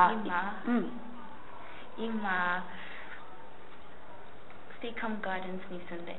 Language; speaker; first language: Japanese; non-native, learner; English